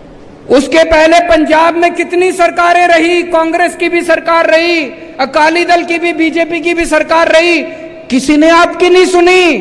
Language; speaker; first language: Hindi; native; Hindi